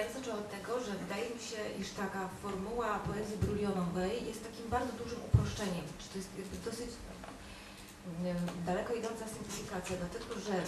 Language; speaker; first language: Polish; native; Polish